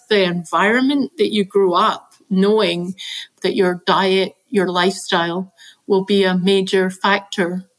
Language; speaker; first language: English; native; English